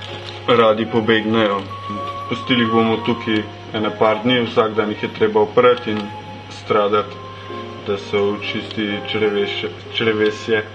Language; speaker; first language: Slovenian; native; Slovenian